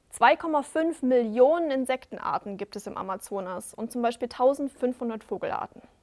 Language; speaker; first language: German; native; German